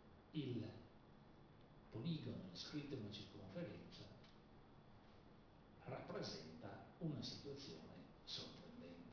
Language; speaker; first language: Italian; native; Italian